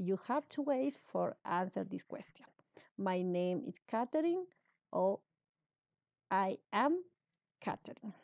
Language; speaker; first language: English; non-native, learner; Spanish